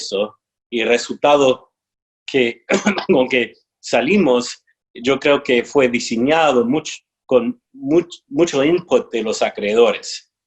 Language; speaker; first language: Spanish; non-native, fluent; English